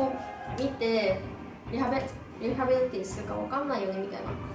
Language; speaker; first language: Japanese; native; Japanese